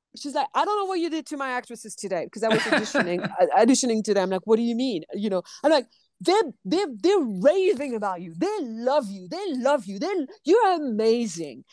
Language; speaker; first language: English; non-native, fluent; French